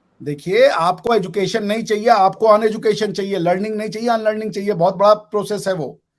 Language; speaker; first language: Hindi; native; Hindi